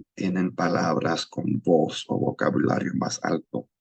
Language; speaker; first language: Spanish; non-native, learner; English